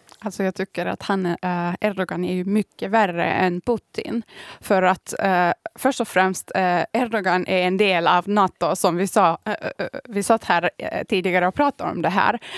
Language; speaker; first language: Swedish; early bilingual, other home language; Kurdish